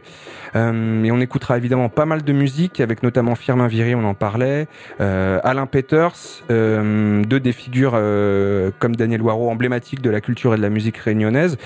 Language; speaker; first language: French; native; French